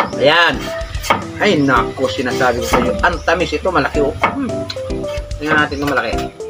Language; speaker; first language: Filipino; non-native, local second language; Iloko